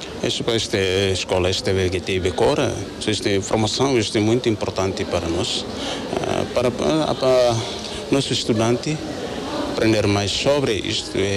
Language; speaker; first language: Portuguese; non-native, learner; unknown